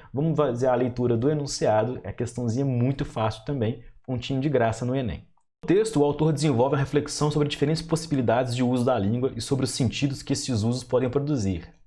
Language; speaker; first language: Portuguese; native; Portuguese